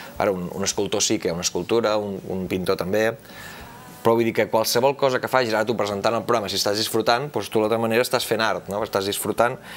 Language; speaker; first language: Catalan; native; Catalan